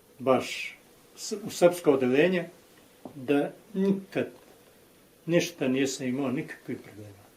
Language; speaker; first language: Bosnian; native; Bosnian